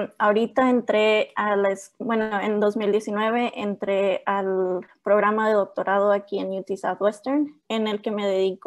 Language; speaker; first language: Spanish; non-native, local second language; English